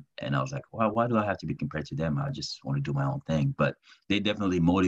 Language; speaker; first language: English; non-native, local second language; French